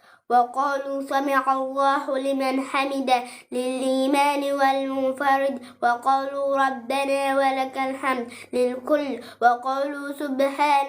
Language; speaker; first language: Arabic; non-native, learner; Oromo